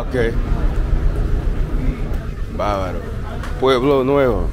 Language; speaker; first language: Spanish; non-native, learner; English